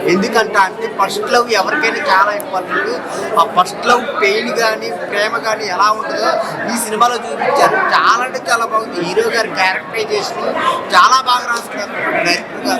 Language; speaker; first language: Telugu; native; Telugu